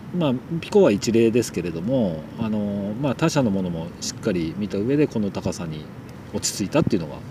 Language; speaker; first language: Japanese; native; Japanese